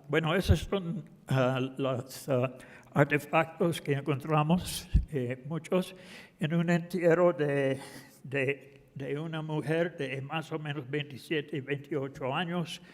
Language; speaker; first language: Spanish; non-native, fluent; English